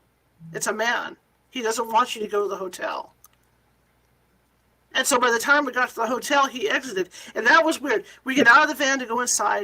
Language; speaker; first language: English; native; English